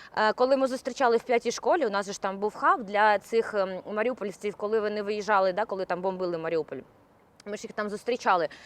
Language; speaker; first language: Ukrainian; native; Ukrainian